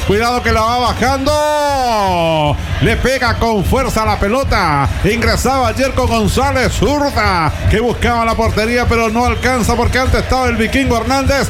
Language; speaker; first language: Spanish; native; Spanish